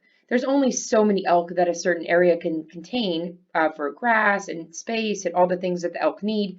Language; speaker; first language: English; native; English